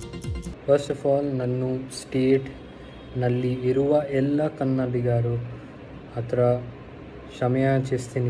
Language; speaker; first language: Kannada; non-native, learner; Hindi